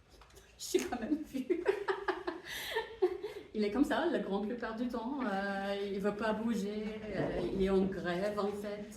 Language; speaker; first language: French; non-native, fluent; English